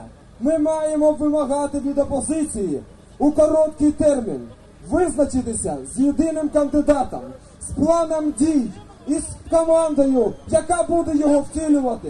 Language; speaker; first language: Ukrainian; native; Ukrainian